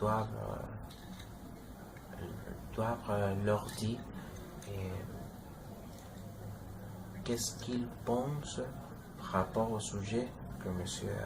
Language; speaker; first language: French; non-native, learner; Spanish